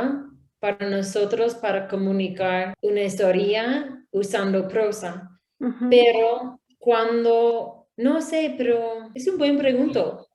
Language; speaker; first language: Spanish; non-native, learner; English